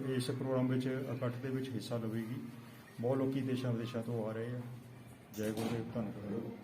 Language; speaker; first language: Punjabi; native; Punjabi